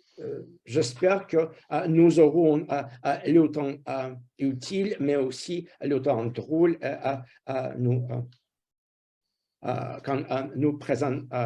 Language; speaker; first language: French; non-native, fluent; Russian